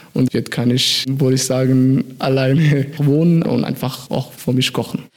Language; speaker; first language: German; non-native, fluent; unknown